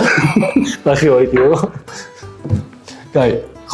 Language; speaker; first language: Georgian; native; Georgian